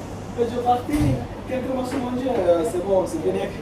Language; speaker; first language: French; non-native, learner; Bangla